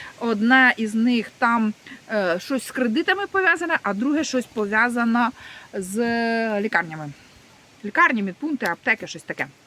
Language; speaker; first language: Ukrainian; non-native, local second language; Russian